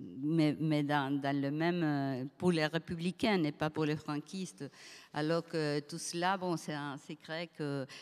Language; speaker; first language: French; non-native, fluent; Spanish